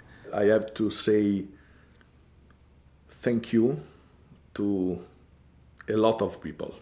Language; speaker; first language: English; non-native, learner; Italian